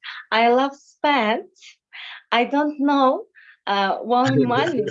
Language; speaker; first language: English; non-native, learner; Russian